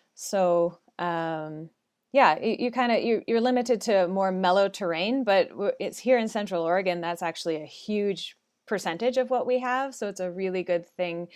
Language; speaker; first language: English; native; English